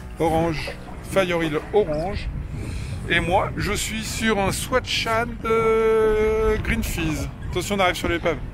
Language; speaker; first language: French; native; French